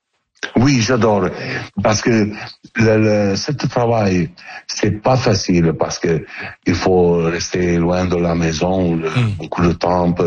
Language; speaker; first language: French; non-native, learner; Italian